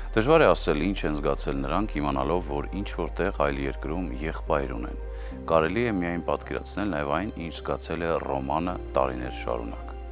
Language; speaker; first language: Armenian; native; Armenian